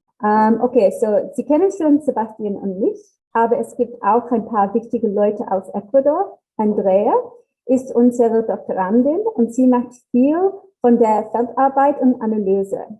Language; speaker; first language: German; non-native, learner; English